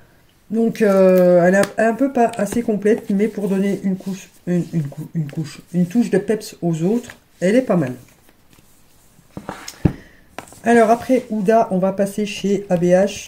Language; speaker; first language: French; native; French